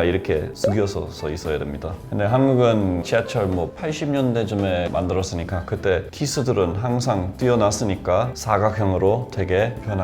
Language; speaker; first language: Korean; non-native, fluent; English